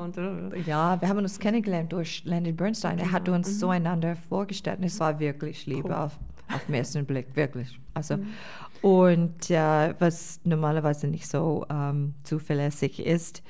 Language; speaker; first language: German; non-native, fluent; English